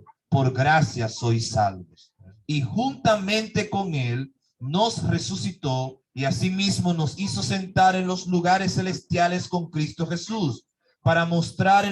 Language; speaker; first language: Spanish; native; Spanish